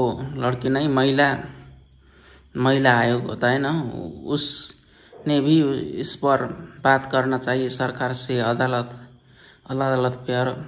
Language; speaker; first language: Hindi; non-native, learner; Nepali